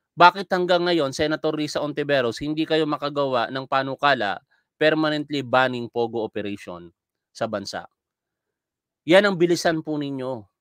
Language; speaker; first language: Filipino; native; Filipino